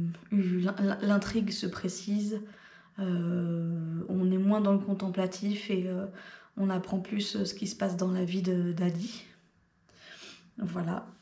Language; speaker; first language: French; native; French